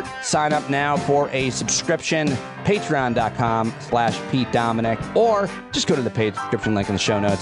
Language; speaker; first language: English; native; English